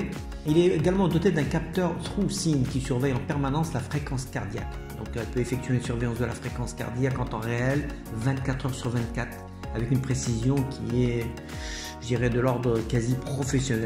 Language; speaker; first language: French; native; French